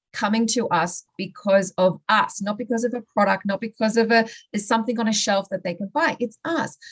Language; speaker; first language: English; native; English